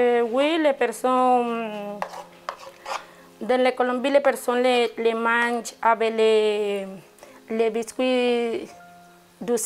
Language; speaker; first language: French; non-native, learner; Spanish